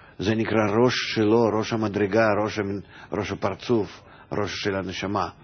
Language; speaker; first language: Hebrew; non-native, fluent; Russian